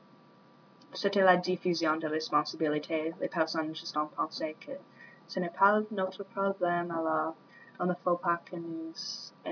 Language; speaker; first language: French; non-native, learner; English